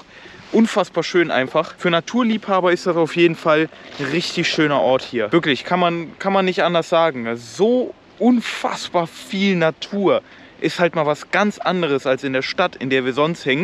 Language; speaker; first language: German; native; German